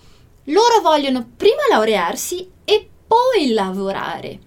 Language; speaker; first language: Italian; non-native, fluent; Portuguese